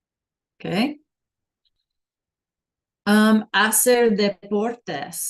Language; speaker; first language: Spanish; non-native, fluent; English